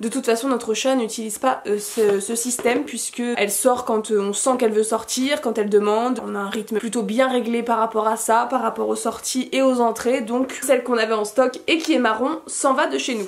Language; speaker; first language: French; native; French